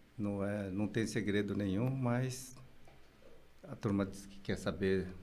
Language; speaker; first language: Portuguese; early bilingual, other home language; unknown